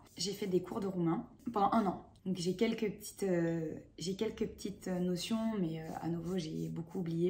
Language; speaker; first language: French; native; French